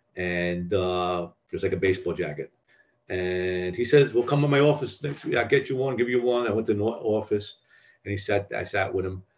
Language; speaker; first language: English; native; English